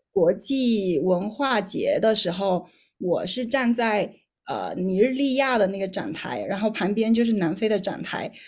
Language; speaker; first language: Chinese; native; Chinese